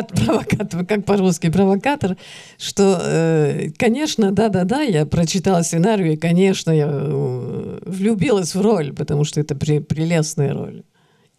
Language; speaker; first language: Russian; early bilingual, heritage; Russian